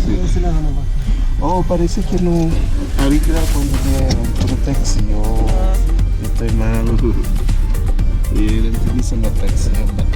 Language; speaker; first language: Spanish; non-native, learner; Haitian Creole